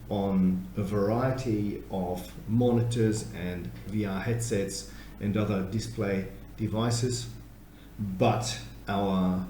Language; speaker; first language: English; native; English